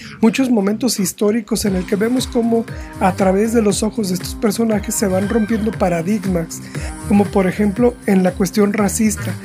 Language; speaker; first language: Spanish; native; Spanish